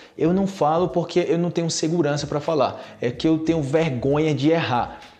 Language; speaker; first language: Portuguese; native; Portuguese